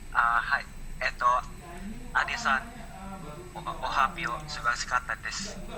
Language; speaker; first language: Japanese; non-native, learner; Indonesian